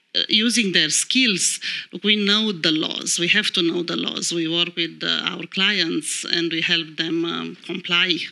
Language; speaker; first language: English; non-native, fluent; Romanian